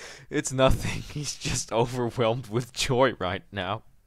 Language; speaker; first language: English; non-native, fluent; Dutch